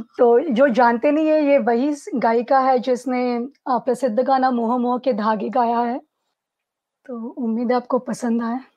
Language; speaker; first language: Hindi; non-native, local second language; Marathi